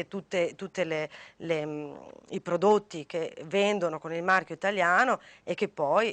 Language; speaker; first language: Italian; native; Italian